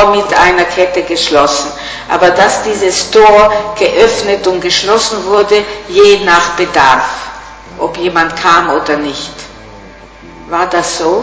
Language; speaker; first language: German; non-native, fluent; Italian